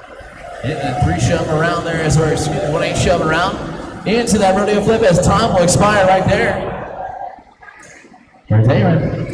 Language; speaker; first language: English; native; English